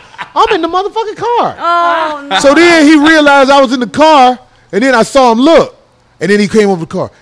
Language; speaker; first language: English; native; English